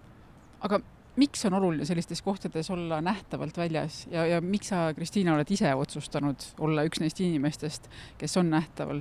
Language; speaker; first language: Estonian; native; Estonian